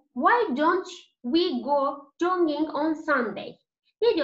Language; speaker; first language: English; non-native, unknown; Turkish